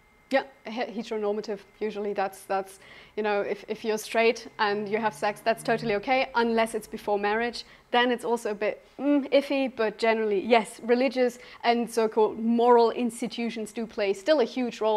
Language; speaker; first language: English; non-native, fluent; German